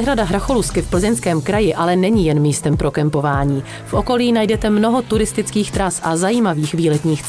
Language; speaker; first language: Czech; native; Czech